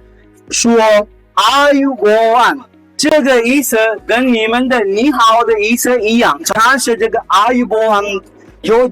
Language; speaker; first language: Chinese; non-native, fluent; Sinhala